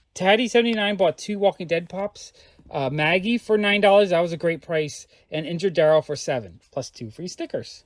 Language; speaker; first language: English; native; English